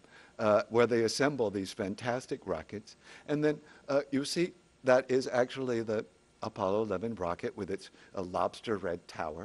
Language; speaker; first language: English; native; English